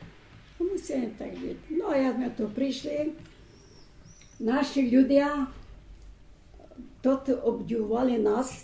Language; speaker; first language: Slovak; non-native, learner; Ukrainian